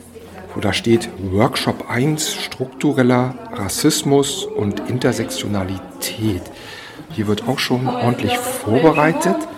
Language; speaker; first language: German; native; German